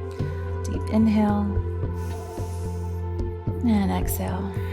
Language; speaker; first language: English; native; English